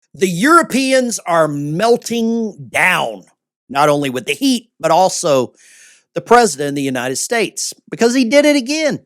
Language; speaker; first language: English; native; English